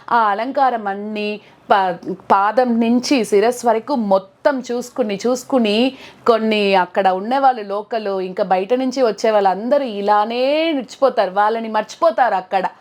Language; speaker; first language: Telugu; non-native, local second language; Tamil